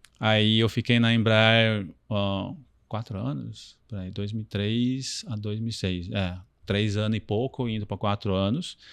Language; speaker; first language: Portuguese; non-native, fluent; Chinese